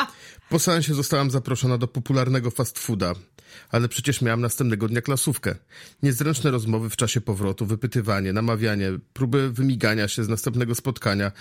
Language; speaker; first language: Polish; native; Polish